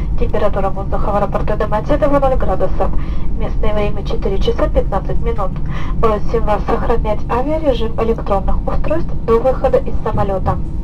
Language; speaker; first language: Russian; native; Russian